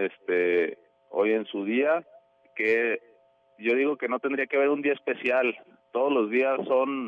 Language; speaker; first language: Spanish; native; Spanish